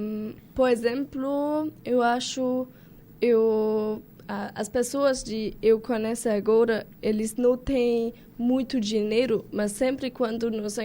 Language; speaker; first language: Portuguese; non-native, learner; German